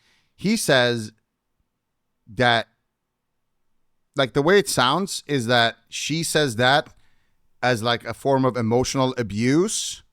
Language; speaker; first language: English; native; English